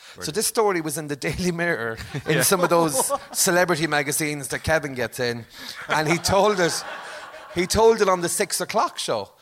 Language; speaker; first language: English; native; English